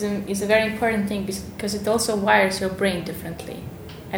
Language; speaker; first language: English; non-native, fluent; Bosnian